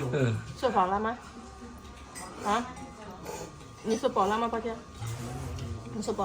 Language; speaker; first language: Chinese; non-native, fluent; Indonesian